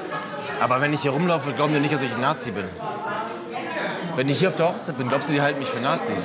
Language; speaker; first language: German; native; German